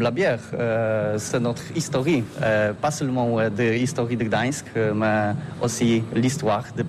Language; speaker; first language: French; non-native, fluent; Polish